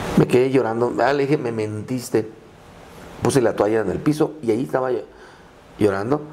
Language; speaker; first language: Spanish; non-native, local second language; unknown